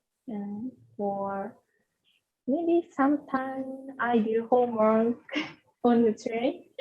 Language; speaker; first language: English; non-native, learner; Japanese